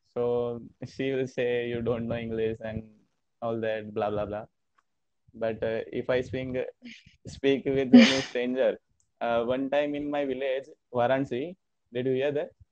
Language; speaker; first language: English; non-native, learner; Hindi